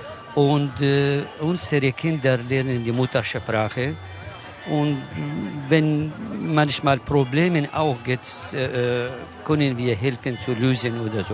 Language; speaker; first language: German; non-native, local second language; Kurdish